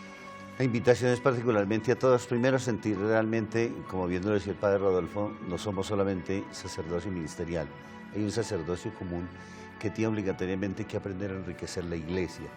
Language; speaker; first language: Spanish; native; Spanish